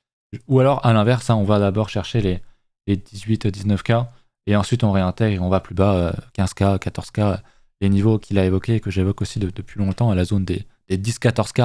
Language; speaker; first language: French; native; French